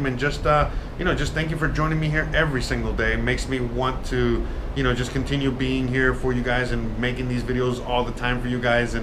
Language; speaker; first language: English; native; English